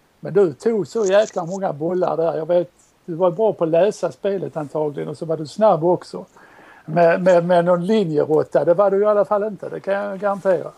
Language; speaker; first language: Swedish; native; Swedish